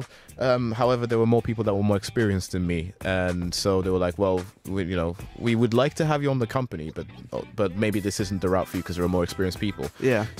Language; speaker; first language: English; native; English